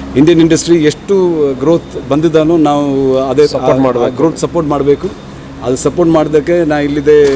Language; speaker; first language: Kannada; non-native, local second language; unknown